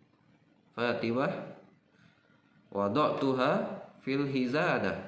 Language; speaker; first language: Arabic; non-native, fluent; Indonesian